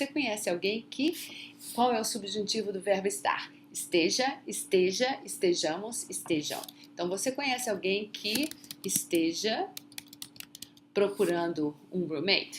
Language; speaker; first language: Portuguese; non-native, fluent; English